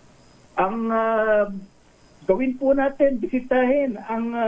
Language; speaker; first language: Filipino; native; Filipino